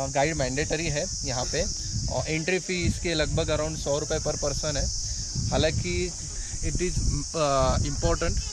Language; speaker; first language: Hindi; non-native, local second language; Marathi